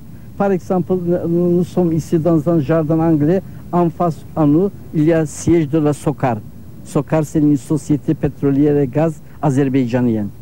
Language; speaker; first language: French; non-native, learner; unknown